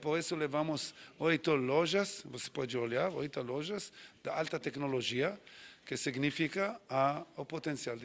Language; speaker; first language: Portuguese; non-native, fluent; Hebrew